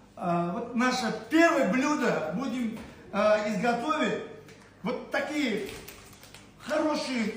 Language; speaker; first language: Russian; non-native, local second language; Turkmen